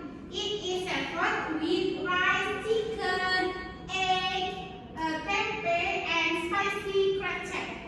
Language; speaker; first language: English; non-native, learner; Indonesian